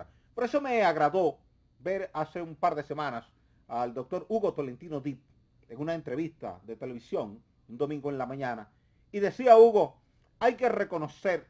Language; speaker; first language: Spanish; native; Spanish